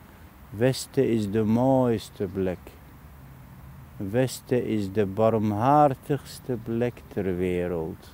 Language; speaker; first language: Dutch; non-native, fluent; Arabic